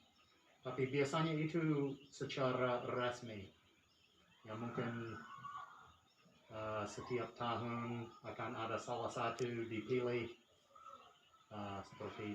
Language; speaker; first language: Indonesian; non-native, fluent; English